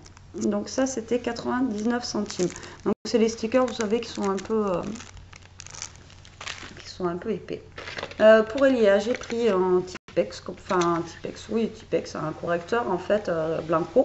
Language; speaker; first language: French; native; French